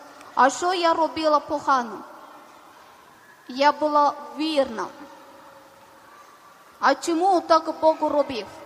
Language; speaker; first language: Ukrainian; non-native, learner; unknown